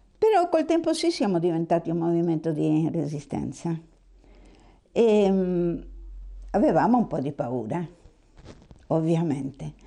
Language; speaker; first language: Italian; early bilingual, heritage; Italian